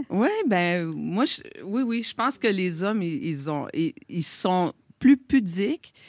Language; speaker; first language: French; native; French